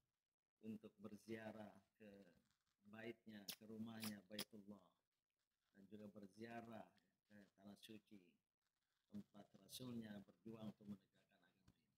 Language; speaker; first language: Indonesian; native; Indonesian